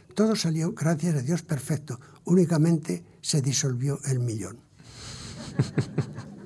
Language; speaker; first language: Spanish; native; Spanish